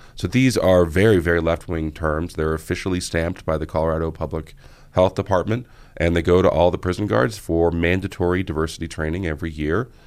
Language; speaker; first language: English; native; English